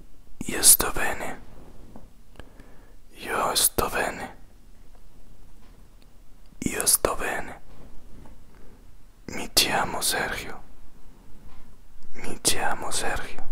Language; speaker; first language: Italian; non-native, learner; Spanish